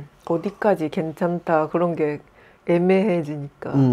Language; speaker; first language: Korean; non-native, fluent; Japanese